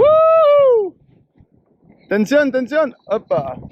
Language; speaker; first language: English; non-native, learner; French